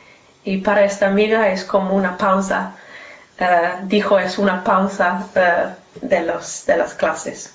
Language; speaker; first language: Spanish; non-native, learner; English